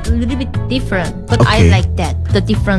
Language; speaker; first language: English; non-native, learner; Korean